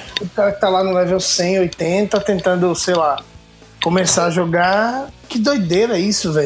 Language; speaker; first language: Portuguese; native; Portuguese